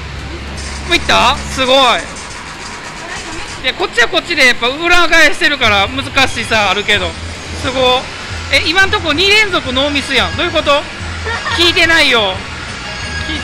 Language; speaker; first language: Japanese; native; Japanese